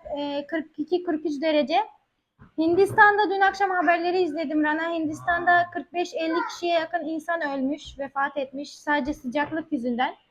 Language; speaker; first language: Turkish; native; Turkish